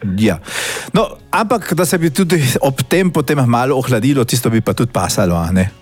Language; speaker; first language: Slovenian; native; Slovenian